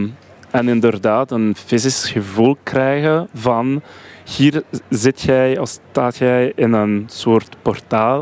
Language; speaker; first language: Dutch; non-native, local second language; French